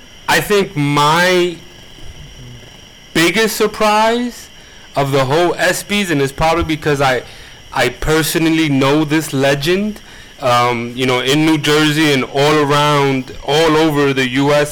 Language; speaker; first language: English; early bilingual, other home language; Spanish